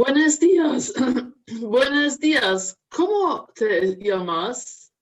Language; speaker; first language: Spanish; non-native, learner; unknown